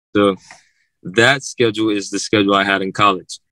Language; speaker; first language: English; native; English